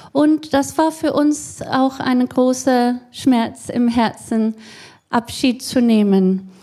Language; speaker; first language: German; non-native, fluent; English